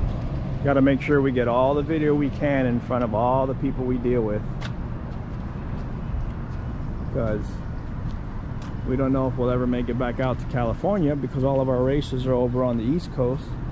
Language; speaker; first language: English; native; English